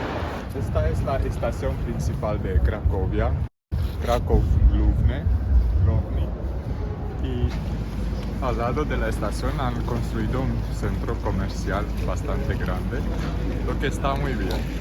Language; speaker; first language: Spanish; non-native, fluent; German